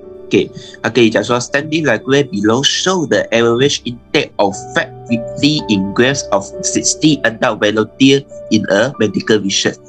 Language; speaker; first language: English; non-native, local second language; Chinese